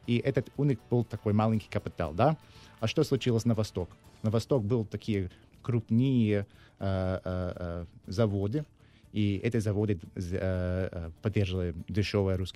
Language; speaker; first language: Russian; non-native, learner; English